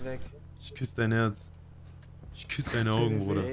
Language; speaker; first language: German; early bilingual, other home language; Turkish